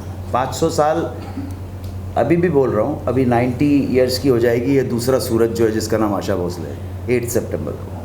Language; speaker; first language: Hindi; native; Hindi